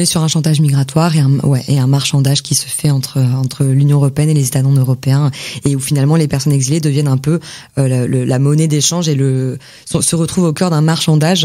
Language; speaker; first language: French; native; French